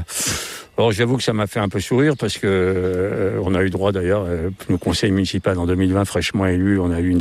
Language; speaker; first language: French; native; French